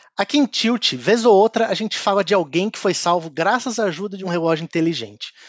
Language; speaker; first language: Portuguese; native; Portuguese